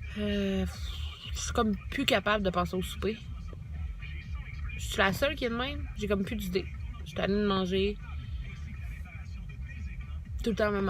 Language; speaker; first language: French; native; French